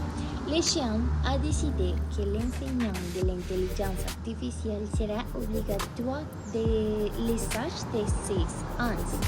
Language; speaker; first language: French; non-native, learner; Spanish